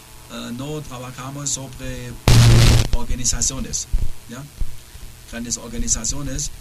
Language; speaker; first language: Spanish; non-native, learner; German